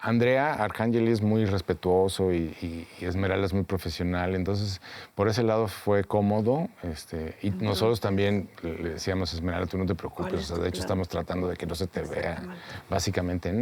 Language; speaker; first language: Spanish; native; Spanish